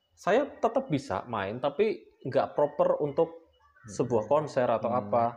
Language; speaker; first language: Indonesian; native; Indonesian